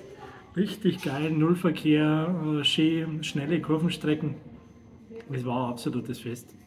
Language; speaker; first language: German; native; German